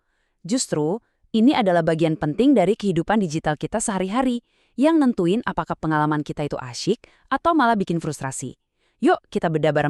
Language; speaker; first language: Indonesian; native; Indonesian